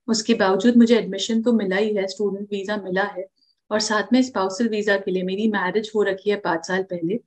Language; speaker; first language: Hindi; non-native, local second language; Marathi